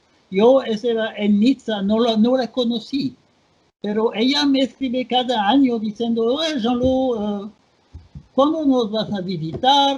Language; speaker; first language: Spanish; non-native, fluent; French